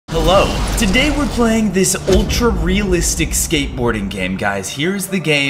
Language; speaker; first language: English; native; English